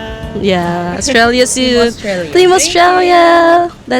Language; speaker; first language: English; non-native, local second language; Filipino